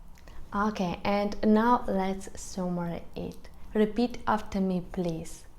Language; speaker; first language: English; non-native, fluent; Russian